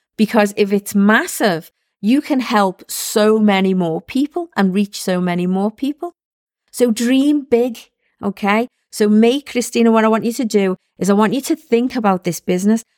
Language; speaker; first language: English; native; English